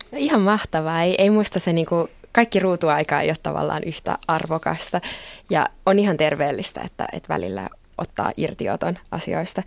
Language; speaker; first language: Finnish; native; Finnish